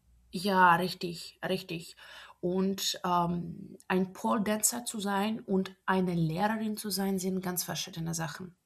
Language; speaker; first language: German; non-native, fluent; Russian